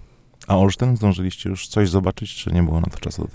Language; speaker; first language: Polish; native; Polish